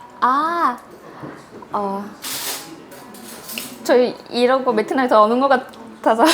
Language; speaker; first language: Korean; non-native, learner; Vietnamese